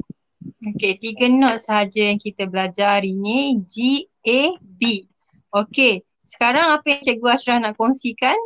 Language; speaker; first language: Malay; native; Malay